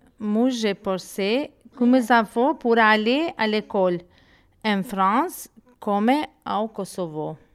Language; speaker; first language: French; non-native, learner; Albanian